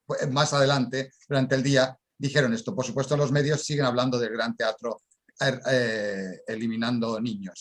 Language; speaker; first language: Spanish; native; Spanish